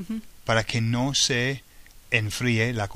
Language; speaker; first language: Spanish; non-native, fluent; English